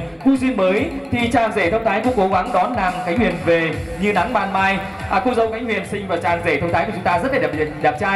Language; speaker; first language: Vietnamese; native; Vietnamese